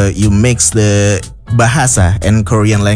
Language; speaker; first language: English; non-native, fluent; Indonesian